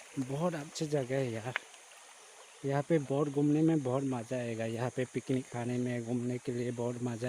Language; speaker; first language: Hindi; non-native, local second language; Kok Borok